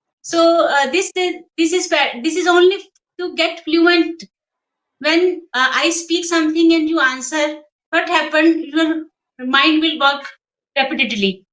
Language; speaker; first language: English; non-native, local second language; Hindi